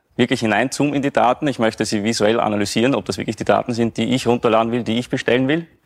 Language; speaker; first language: German; native; German